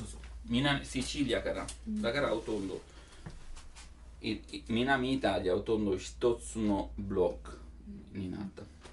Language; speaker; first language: Japanese; non-native, learner; Italian